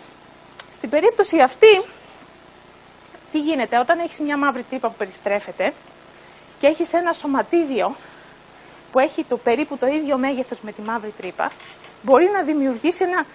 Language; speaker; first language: Greek; native; Greek